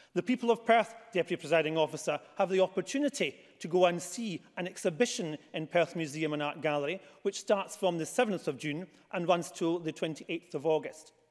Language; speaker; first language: English; native; English